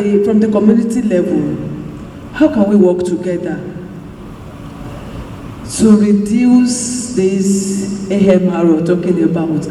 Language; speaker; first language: English; non-native, local second language; Yoruba